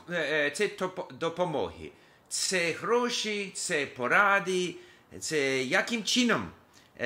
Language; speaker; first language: Ukrainian; non-native, learner; English